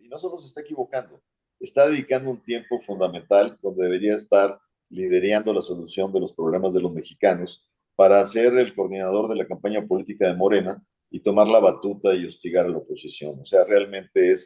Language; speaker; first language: Spanish; native; Spanish